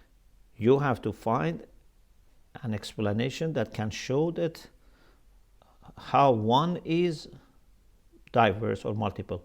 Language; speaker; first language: English; non-native, fluent; Persian